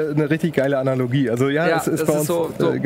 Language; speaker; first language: German; native; German